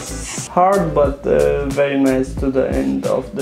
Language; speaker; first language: English; non-native, learner; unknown